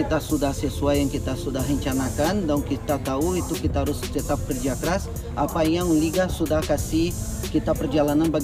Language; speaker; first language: Indonesian; non-native, learner; Portuguese